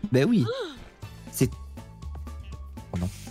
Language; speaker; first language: French; native; French